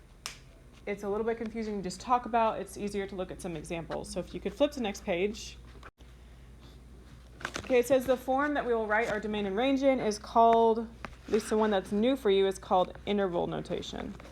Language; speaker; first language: English; native; English